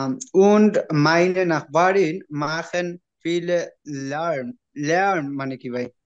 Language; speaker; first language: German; non-native, learner; Bangla